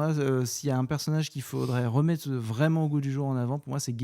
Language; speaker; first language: French; native; French